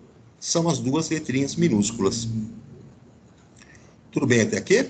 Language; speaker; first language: Portuguese; native; Portuguese